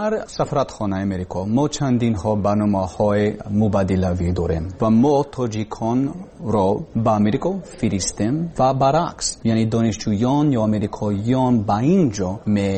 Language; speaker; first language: Persian; non-native, learner; English